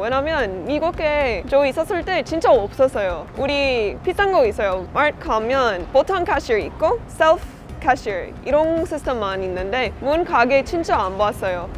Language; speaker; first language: Korean; non-native, learner; English